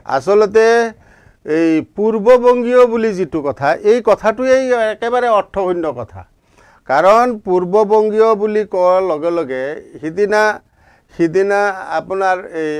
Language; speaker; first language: Assamese; non-native, local second language; Bangla